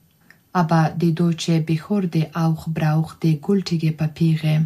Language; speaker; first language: German; non-native, learner; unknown